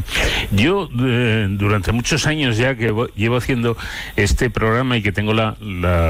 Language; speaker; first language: Spanish; native; Spanish